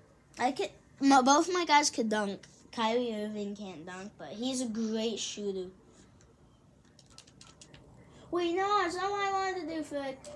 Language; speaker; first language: English; native; English